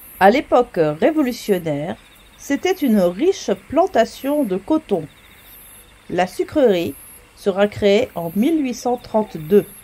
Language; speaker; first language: French; native; French